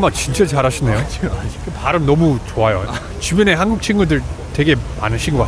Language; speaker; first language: Korean; non-native, fluent; English